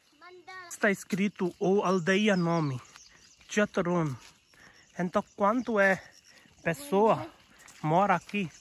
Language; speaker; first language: Portuguese; non-native, learner; Hindi